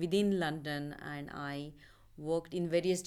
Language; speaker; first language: English; non-native, local second language; Marathi